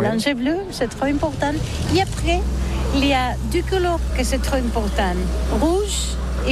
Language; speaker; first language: French; non-native, learner; Catalan